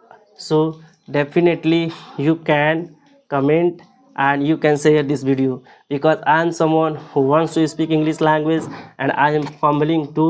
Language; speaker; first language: English; non-native, local second language; Hindi